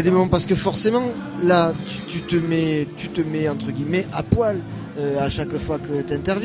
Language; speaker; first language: French; native; French